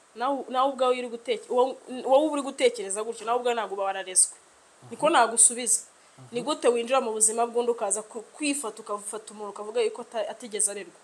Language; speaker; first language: Kinyarwanda; native; Kinyarwanda